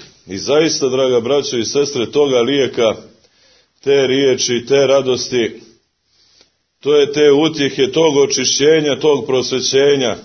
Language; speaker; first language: Croatian; native; Croatian